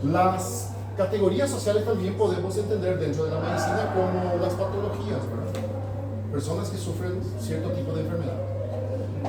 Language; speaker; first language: Spanish; non-native, fluent; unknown